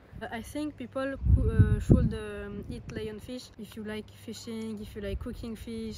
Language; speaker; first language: English; non-native, learner; French